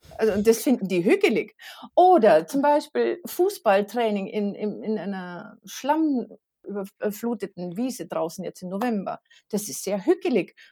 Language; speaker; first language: German; native; German